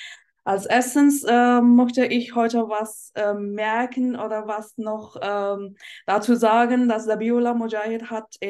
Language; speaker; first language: German; non-native, fluent; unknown